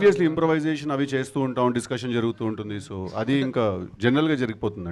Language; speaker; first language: Telugu; native; Telugu